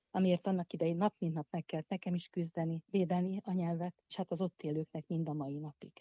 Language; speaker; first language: Hungarian; native; Hungarian